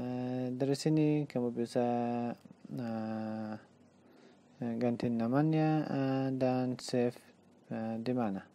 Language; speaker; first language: Indonesian; non-native, learner; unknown